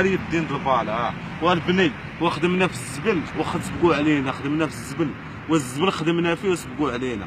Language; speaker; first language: Arabic; native; Arabic